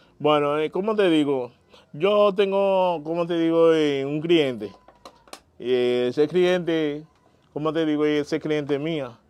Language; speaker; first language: Spanish; non-native, learner; Haitian Creole